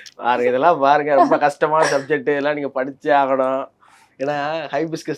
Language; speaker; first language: Tamil; native; Tamil